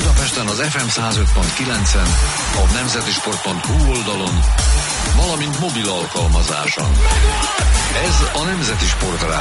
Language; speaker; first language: Hungarian; native; Hungarian